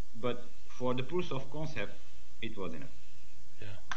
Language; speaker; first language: English; non-native, learner; Portuguese